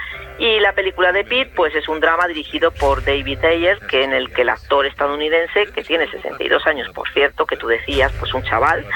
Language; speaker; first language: Spanish; native; Spanish